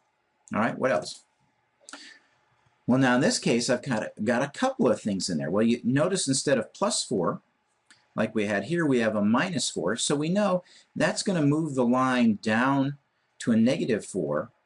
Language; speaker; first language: English; native; English